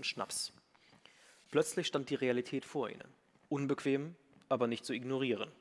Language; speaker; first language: German; native; German